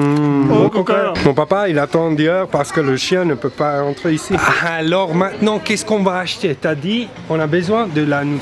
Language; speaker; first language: French; non-native, learner; Spanish